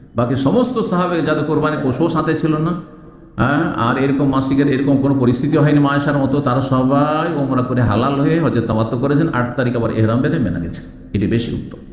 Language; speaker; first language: Bangla; native; Bangla